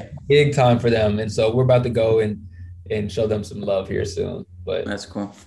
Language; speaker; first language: English; native; English